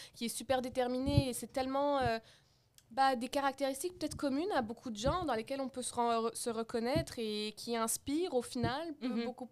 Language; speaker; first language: French; non-native, local second language; Arabic